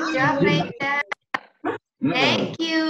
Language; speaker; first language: English; non-native, learner; Indonesian